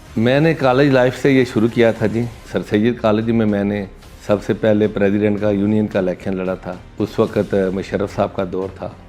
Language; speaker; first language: Urdu; non-native, local second language; Punjabi